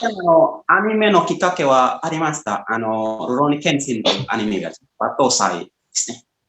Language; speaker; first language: Japanese; non-native, fluent; Indonesian